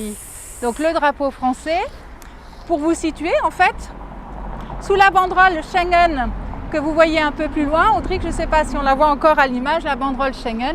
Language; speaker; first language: French; native; French